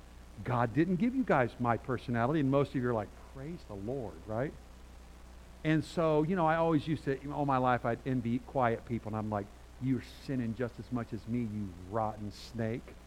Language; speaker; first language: English; native; English